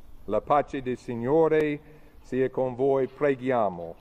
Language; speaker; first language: Italian; non-native, learner; English